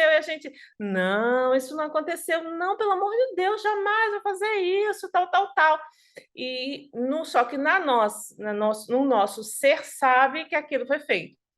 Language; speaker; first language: Portuguese; native; Portuguese